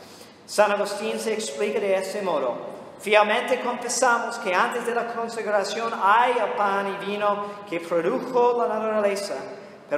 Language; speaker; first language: Spanish; non-native, fluent; English